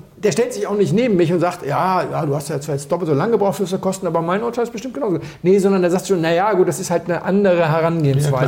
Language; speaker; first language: German; native; German